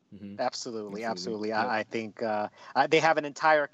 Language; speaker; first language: English; early bilingual, other home language; Spanish